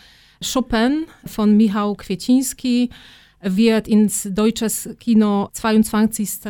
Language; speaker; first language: German; non-native, fluent; Polish